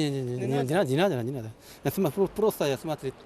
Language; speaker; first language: Russian; non-native, learner; Korean